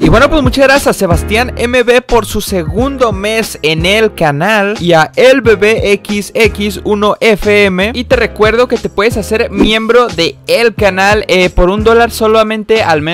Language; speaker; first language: Spanish; native; Spanish